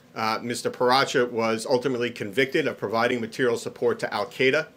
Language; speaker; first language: English; native; English